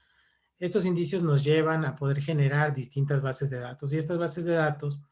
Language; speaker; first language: Spanish; native; Spanish